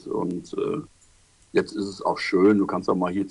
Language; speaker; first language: German; native; German